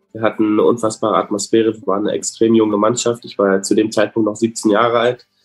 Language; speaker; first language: German; native; German